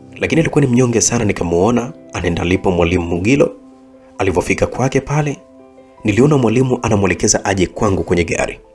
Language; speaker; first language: Swahili; native; Swahili